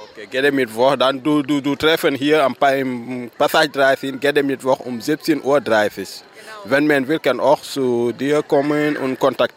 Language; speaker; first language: German; non-native, learner; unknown